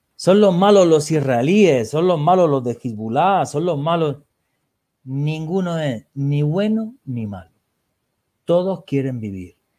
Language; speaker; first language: Spanish; native; Spanish